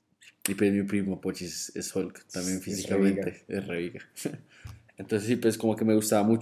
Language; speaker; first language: Spanish; native; Spanish